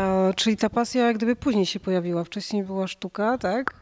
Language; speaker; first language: Polish; native; Polish